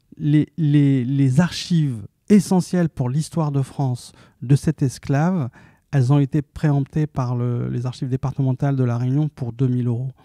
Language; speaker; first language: French; early bilingual, other home language; Arabic